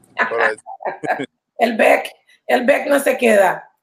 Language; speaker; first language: Spanish; native; Spanish